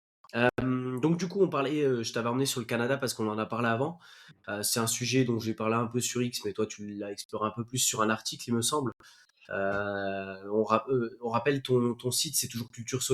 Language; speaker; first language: French; native; French